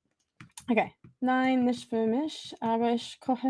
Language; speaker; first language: German; non-native, learner; English